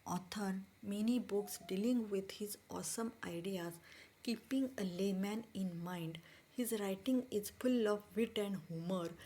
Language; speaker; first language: English; non-native, local second language; Marathi